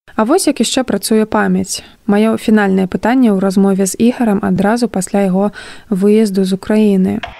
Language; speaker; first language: Belarusian; native; Belarusian